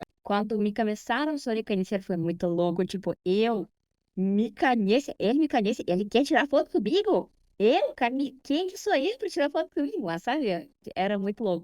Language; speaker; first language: Portuguese; non-native, fluent; Russian